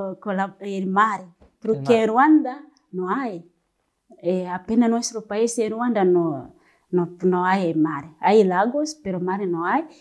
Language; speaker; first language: Spanish; non-native, learner; Kinyarwanda